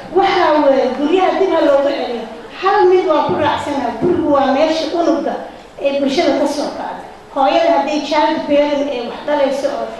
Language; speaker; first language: Somali; native; Somali